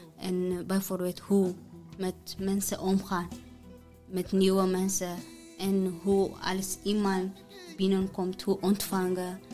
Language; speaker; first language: Dutch; non-native, learner; Tigrinya